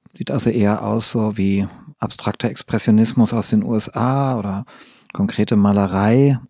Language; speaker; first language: German; native; German